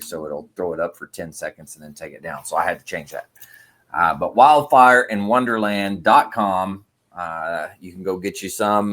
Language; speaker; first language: English; native; English